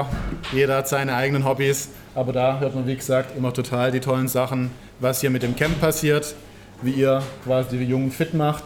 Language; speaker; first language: German; native; German